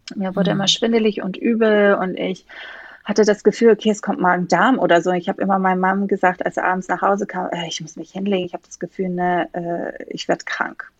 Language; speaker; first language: German; non-native, fluent; Greek